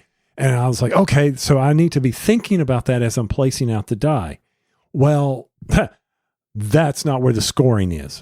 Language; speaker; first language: English; native; English